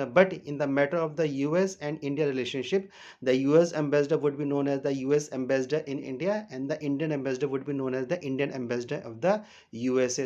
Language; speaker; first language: English; non-native, local second language; Hindi